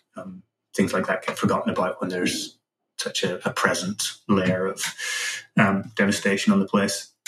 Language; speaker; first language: English; native; English